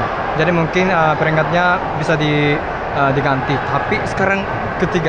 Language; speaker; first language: Indonesian; non-native, fluent; Japanese